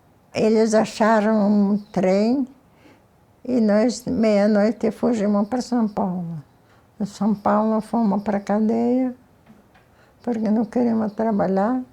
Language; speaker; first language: Portuguese; early bilingual, other home language; Ukrainian